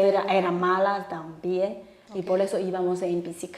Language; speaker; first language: Spanish; non-native, fluent; Chinese